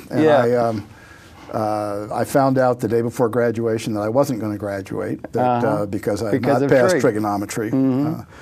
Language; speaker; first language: English; native; English